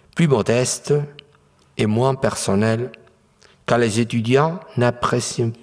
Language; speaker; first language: French; non-native, fluent; Spanish